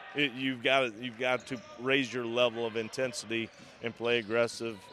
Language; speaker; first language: English; native; English